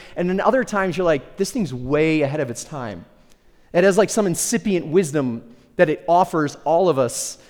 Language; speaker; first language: English; early bilingual, other home language; Spanish